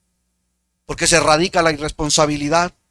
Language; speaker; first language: Spanish; native; Spanish